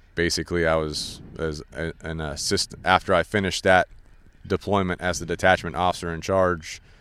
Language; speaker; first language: English; native; English